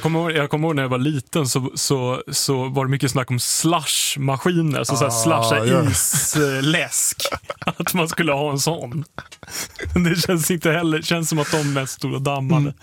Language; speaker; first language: Swedish; native; Swedish